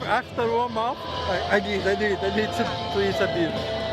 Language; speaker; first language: English; non-native, learner; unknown